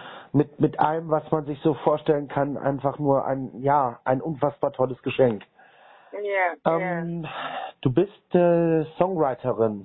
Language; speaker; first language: German; native; German